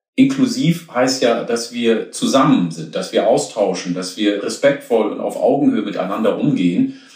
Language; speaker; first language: German; early bilingual, other home language; Oromo